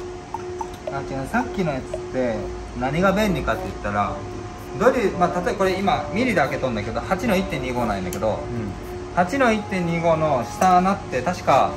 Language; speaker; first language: Japanese; native; Japanese